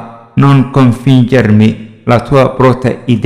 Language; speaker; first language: Italian; non-native, fluent; Somali